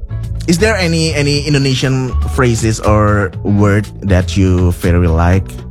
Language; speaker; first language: English; non-native, local second language; Indonesian